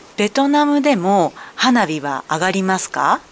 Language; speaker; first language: Japanese; native; Japanese